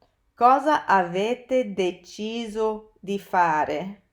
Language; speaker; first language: Italian; non-native, fluent; English